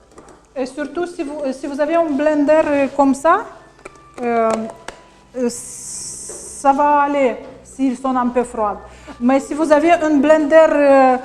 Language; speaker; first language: French; non-native, learner; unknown